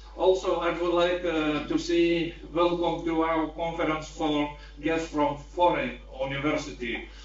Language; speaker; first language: English; non-native, learner; Lithuanian